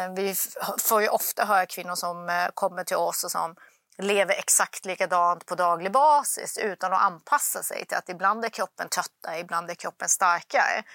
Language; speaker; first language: Swedish; early bilingual, other home language; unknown